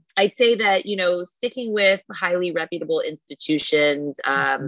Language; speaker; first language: English; native; English